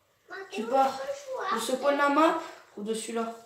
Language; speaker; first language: French; native; French